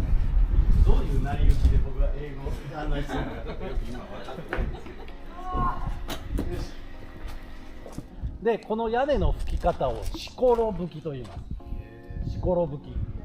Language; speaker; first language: Japanese; native; Japanese